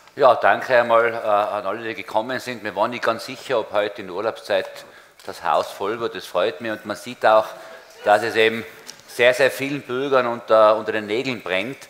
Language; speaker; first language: German; native; German